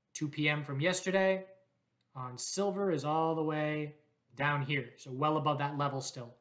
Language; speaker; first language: English; native; English